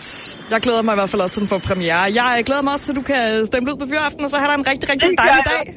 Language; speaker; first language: Danish; native; Danish